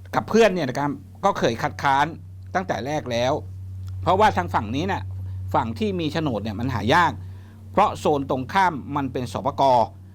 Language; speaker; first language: Thai; native; Thai